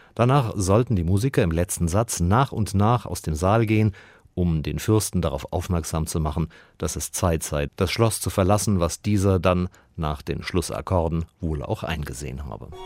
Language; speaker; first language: German; native; German